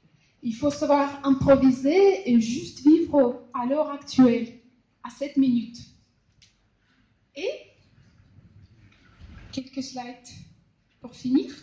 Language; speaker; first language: French; non-native, fluent; Russian